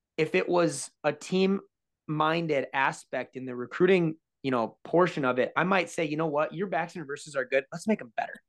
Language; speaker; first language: English; native; English